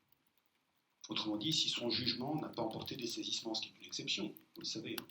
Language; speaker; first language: French; native; French